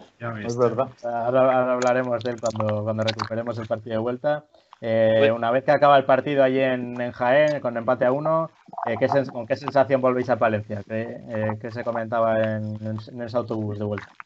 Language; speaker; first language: Spanish; native; Spanish